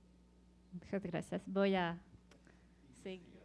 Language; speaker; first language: Spanish; non-native, fluent; French